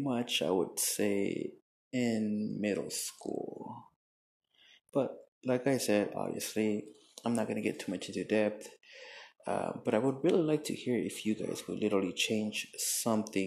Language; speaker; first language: English; native; English